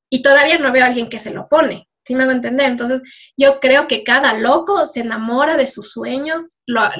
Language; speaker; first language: Spanish; native; Spanish